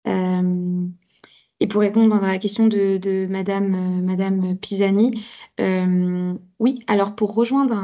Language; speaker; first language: French; native; French